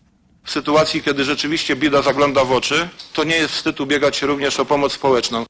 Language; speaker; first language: Polish; non-native, fluent; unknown